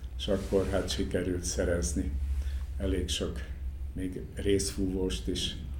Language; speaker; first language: Hungarian; native; Hungarian